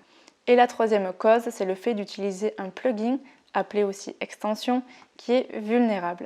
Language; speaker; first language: French; native; French